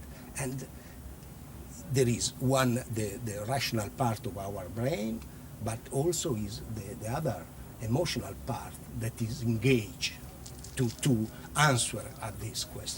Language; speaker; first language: English; non-native, learner; Italian